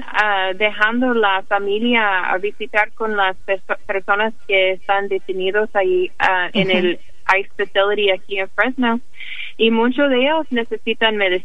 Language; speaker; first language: Spanish; early bilingual, heritage; English